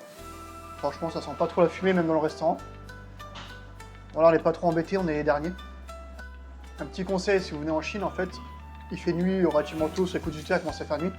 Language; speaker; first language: French; native; French